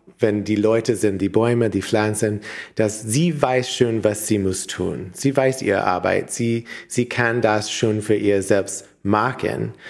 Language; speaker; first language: German; non-native, learner; English